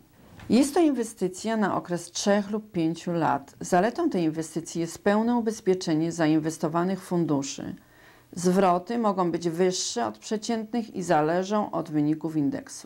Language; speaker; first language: Polish; native; Polish